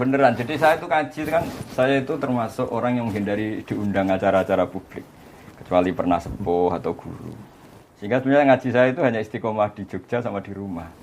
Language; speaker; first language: Indonesian; non-native, local second language; Javanese